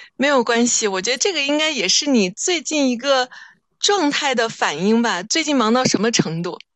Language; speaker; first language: Chinese; native; Chinese